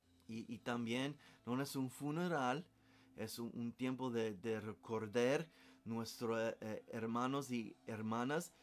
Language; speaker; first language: Spanish; non-native, learner; English